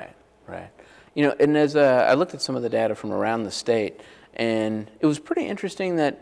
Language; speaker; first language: English; native; English